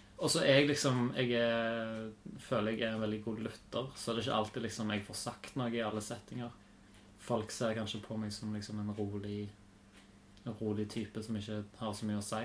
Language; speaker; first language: Norwegian; native; Norwegian